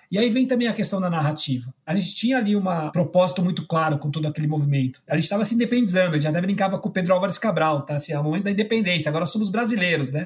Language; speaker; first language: Portuguese; early bilingual, other home language; Spanish